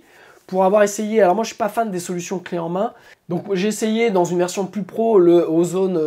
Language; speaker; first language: French; native; French